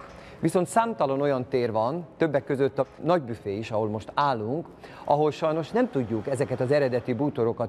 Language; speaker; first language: Hungarian; native; Hungarian